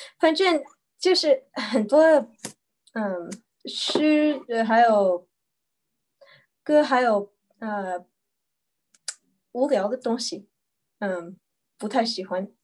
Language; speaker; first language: Chinese; early bilingual, heritage; Chinese